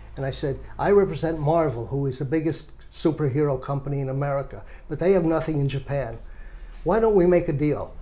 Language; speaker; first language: English; native; English